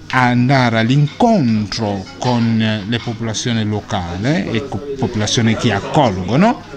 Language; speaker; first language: Italian; non-native, fluent; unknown